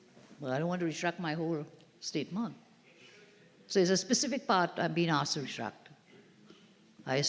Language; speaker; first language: English; native; English